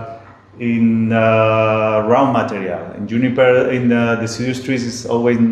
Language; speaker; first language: English; non-native, learner; Spanish